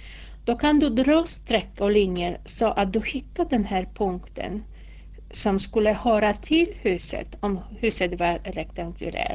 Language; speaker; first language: Swedish; non-native, fluent; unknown